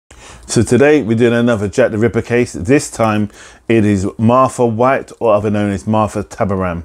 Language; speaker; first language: English; native; English